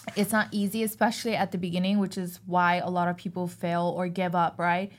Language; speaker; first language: English; non-native, fluent; Chinese